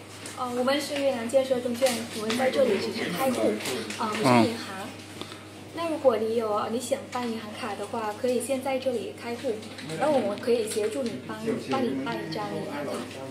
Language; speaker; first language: Chinese; non-native, fluent; Vietnamese